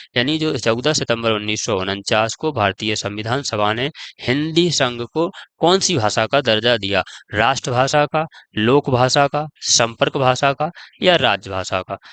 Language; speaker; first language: Hindi; native; Hindi